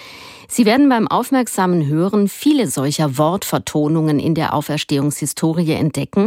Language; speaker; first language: German; native; German